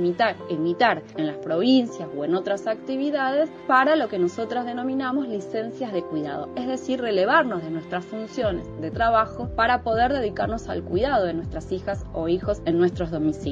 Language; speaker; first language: Spanish; native; Spanish